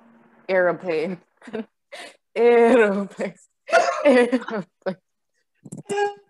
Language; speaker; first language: English; non-native, local second language; Shona